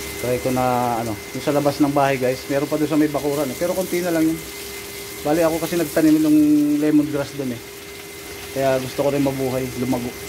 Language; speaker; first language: Filipino; non-native, local second language; Bikol